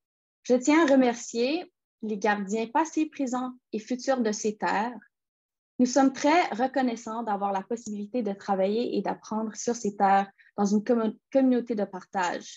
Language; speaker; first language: French; native; French